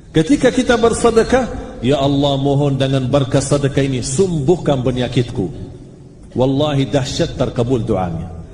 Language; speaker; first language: Malay; non-native, fluent; Arabic